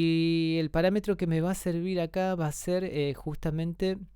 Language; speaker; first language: Spanish; native; Spanish